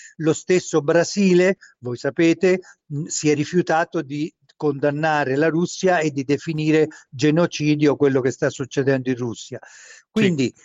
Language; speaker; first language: Italian; native; Italian